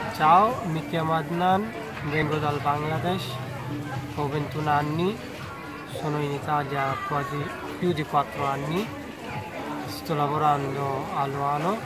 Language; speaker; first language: Italian; non-native, fluent; Bangla